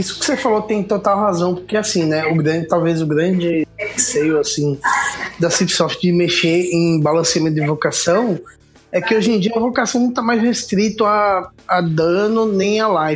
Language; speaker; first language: Portuguese; native; Portuguese